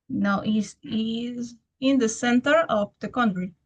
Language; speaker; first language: English; non-native, learner; Spanish